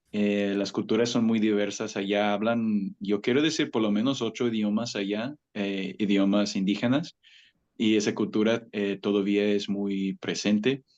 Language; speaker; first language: Spanish; non-native, fluent; English